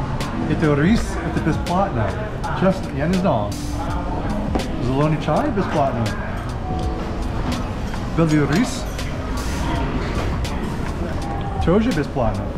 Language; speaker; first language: Russian; non-native, learner; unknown